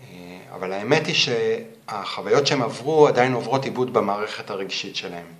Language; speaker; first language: Hebrew; native; Hebrew